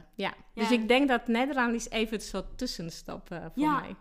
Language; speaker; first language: Dutch; non-native, fluent; Slovak